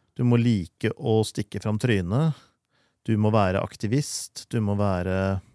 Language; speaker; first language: Norwegian; native; Norwegian